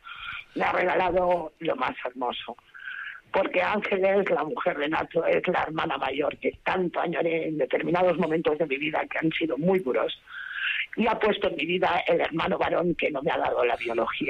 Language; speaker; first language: Spanish; native; Spanish